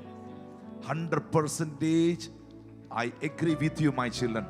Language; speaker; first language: English; non-native, local second language; Malayalam